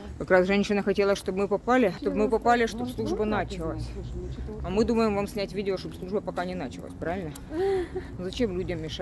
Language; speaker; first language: Russian; native; Russian